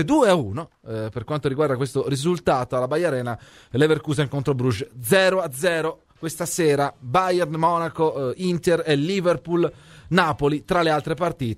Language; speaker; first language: Italian; native; Italian